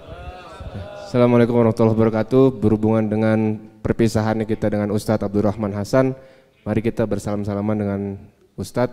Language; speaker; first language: Indonesian; native; Indonesian